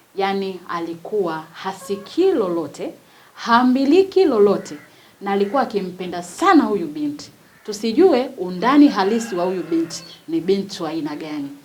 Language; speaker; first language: Swahili; native; Swahili